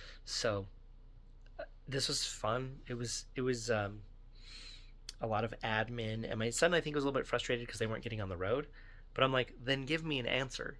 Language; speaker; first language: English; native; English